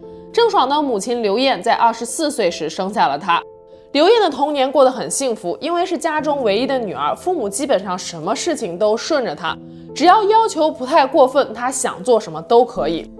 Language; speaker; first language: Chinese; native; Chinese